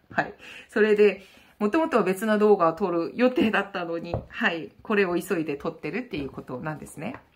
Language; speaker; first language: Japanese; non-native, fluent; Korean